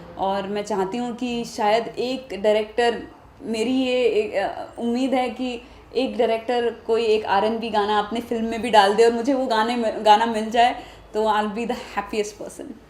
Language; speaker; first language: Hindi; non-native, local second language; Marathi